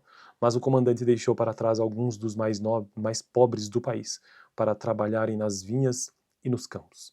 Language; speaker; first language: Portuguese; native; Portuguese